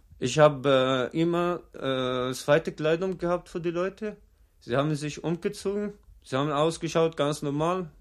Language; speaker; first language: German; non-native, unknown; Arabic